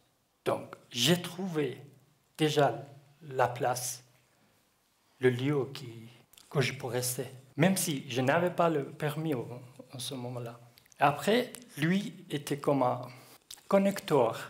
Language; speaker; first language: French; non-native, learner; Kurdish